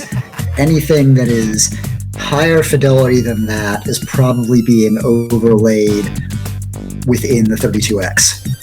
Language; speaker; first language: English; native; English